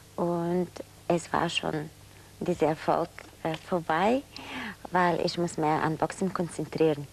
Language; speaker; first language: German; non-native, fluent; Bulgarian